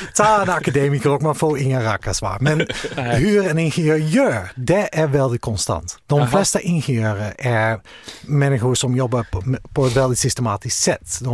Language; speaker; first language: Swedish; non-native, fluent; Dutch